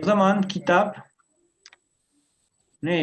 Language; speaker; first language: Turkish; non-native, learner; Spanish